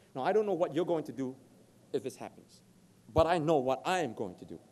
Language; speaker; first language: English; native; English